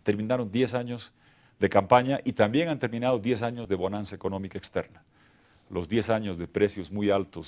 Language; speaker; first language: Spanish; native; Spanish